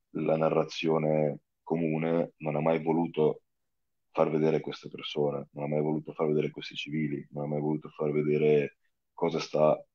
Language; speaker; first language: Italian; non-native, fluent; Russian